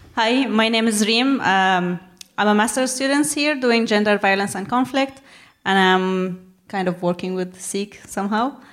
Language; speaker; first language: English; non-native, fluent; Arabic